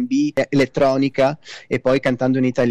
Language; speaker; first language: Italian; native; Italian